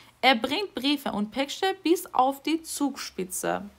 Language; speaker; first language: German; non-native, fluent; Persian